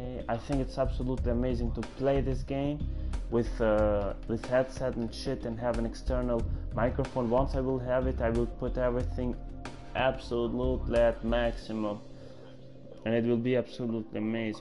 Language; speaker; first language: English; non-native, fluent; Italian